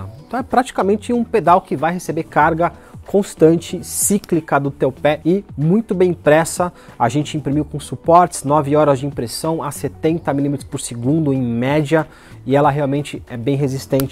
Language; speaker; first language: Portuguese; native; Portuguese